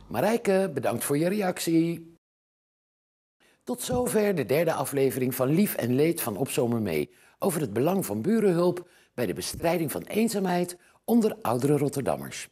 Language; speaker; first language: Dutch; native; Dutch